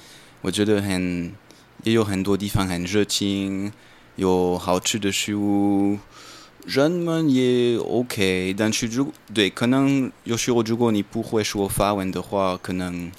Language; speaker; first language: Chinese; non-native, learner; French